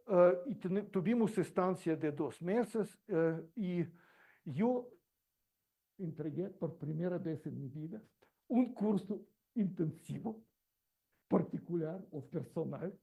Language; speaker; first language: Spanish; non-native, learner; Russian